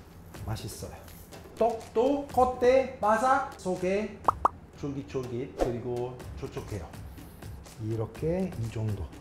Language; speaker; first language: Korean; non-native, fluent; Italian